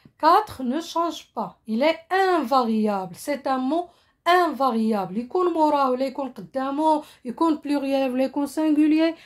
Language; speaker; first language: French; non-native, local second language; Arabic